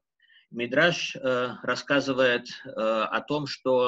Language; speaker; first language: Russian; native; Russian